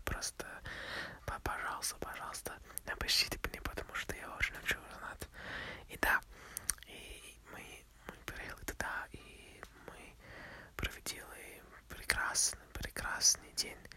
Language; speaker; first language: Russian; non-native, learner; English